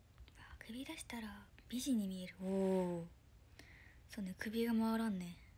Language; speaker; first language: Japanese; native; Japanese